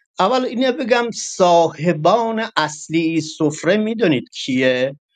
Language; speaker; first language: Persian; non-native, local second language; Kurdish